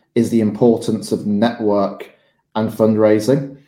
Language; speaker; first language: English; native; English